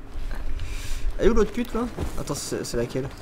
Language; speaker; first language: French; native; French